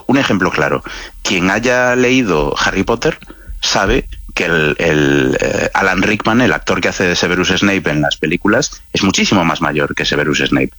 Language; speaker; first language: Spanish; native; Spanish